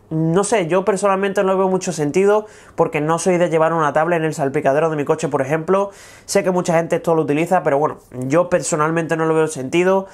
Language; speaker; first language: Spanish; native; Spanish